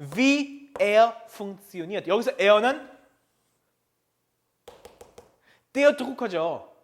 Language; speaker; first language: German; non-native, fluent; Korean